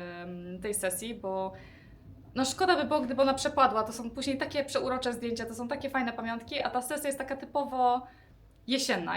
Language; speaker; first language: Polish; native; Polish